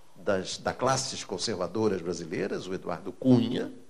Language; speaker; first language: Portuguese; native; Portuguese